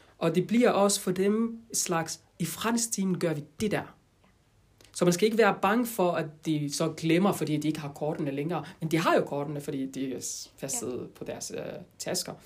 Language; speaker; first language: Danish; non-native, fluent; French